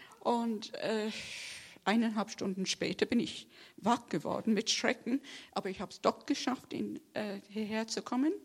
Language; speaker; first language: German; non-native, fluent; English